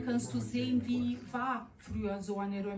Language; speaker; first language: German; non-native, learner; Portuguese